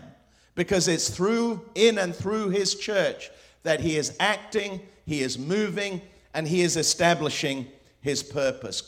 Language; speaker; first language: English; non-native, local second language; Spanish